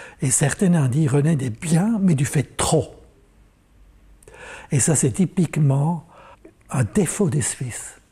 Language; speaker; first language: French; non-native, local second language; German